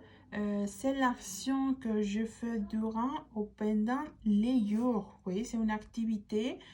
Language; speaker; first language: French; non-native, fluent; Spanish